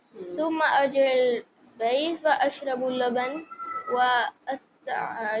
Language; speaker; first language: Arabic; non-native, learner; Urdu